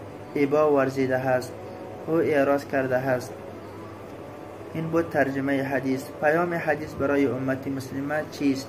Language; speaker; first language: Persian; native; Persian